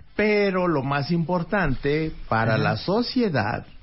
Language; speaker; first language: Spanish; native; Spanish